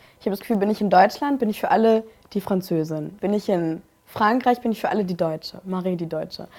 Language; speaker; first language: German; native; German